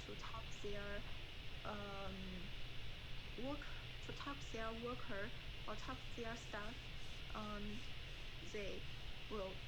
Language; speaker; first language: English; non-native, learner; Chinese